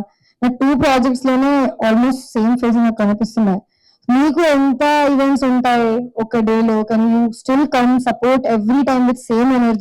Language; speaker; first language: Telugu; non-native, fluent; Hindi